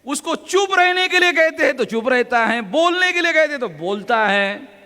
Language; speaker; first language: Hindi; non-native, local second language; Marathi